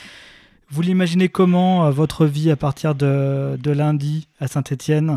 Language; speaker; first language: French; native; French